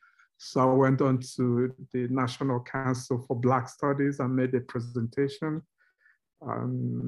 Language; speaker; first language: English; non-native, local second language; Igbo